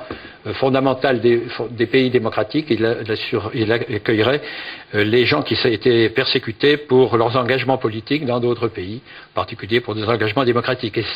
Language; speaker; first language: French; native; French